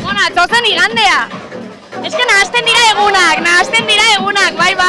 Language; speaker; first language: Basque; native; Basque